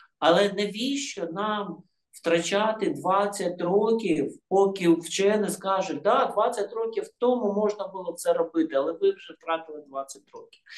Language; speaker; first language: Ukrainian; non-native, local second language; Russian